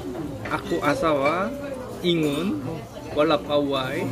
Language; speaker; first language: Cebuano; non-native, learner; Korean